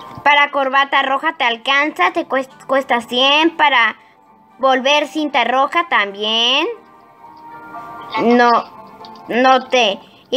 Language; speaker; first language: Spanish; native; Spanish